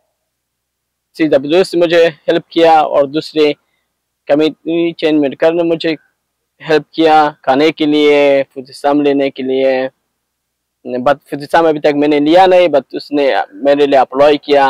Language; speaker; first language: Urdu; non-native, learner; Pashto